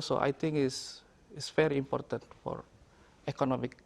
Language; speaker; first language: English; non-native, learner; Indonesian